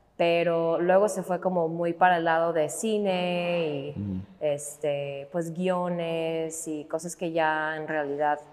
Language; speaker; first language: Spanish; non-native, fluent; English